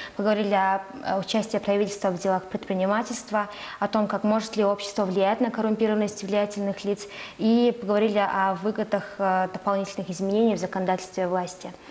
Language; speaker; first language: Russian; non-native, fluent; Mongolian